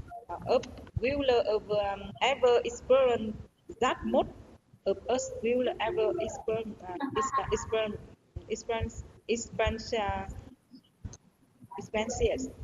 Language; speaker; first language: English; non-native, learner; Vietnamese